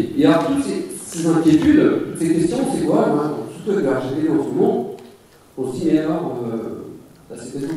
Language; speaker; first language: French; native; French